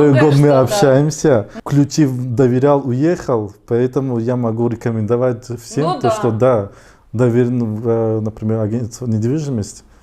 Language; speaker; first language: Russian; non-native, fluent; Tajik